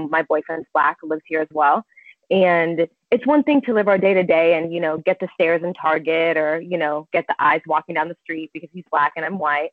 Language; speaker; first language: English; native; English